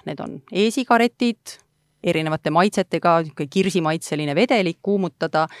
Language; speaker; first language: Estonian; native; Estonian